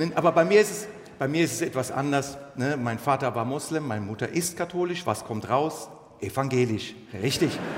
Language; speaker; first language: German; early bilingual, other home language; Turkish